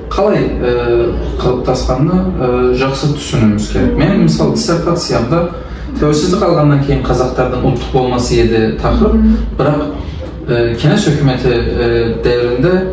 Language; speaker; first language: Kazakh; non-native, learner; Turkish